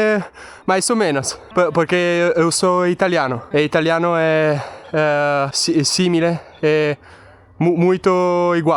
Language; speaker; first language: Portuguese; non-native, learner; Italian